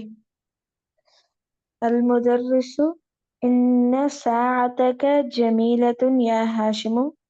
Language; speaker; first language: Arabic; non-native, learner; Urdu